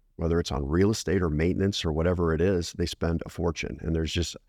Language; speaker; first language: English; native; English